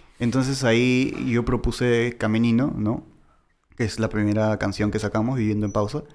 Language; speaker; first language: Spanish; native; Spanish